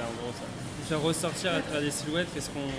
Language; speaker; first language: French; native; French